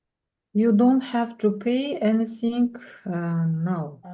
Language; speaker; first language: English; non-native, learner; Russian